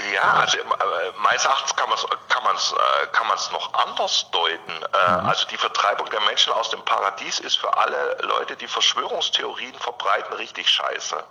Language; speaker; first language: German; native; German